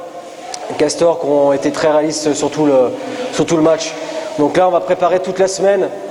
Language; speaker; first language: French; native; French